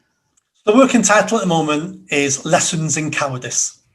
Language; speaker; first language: English; native; English